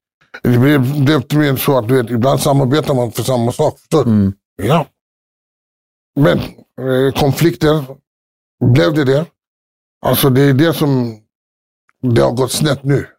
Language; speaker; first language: Swedish; early bilingual, other home language; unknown